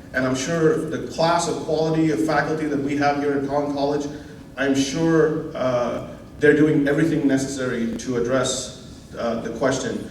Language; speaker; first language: English; non-native, local second language; Hindi